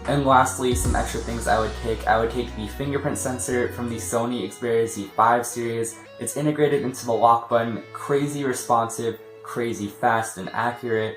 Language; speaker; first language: English; native; English